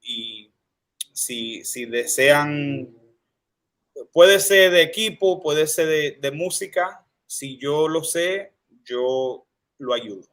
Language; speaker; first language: Spanish; early bilingual, heritage; Spanish